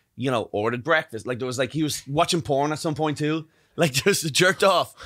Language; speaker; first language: English; native; English